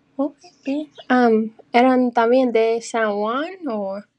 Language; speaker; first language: Spanish; early bilingual, heritage; English